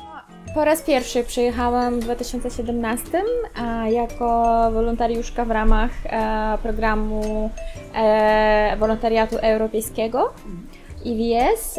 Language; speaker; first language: Polish; non-native, fluent; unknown